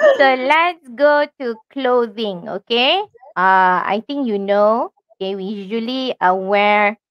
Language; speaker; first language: English; non-native, local second language; Malay